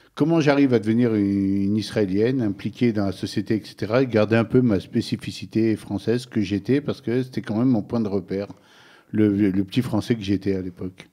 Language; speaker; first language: French; native; French